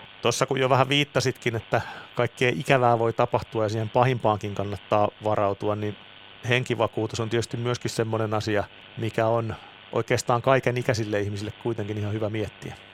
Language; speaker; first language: Finnish; native; Finnish